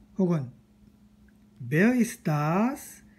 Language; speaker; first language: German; non-native, fluent; Korean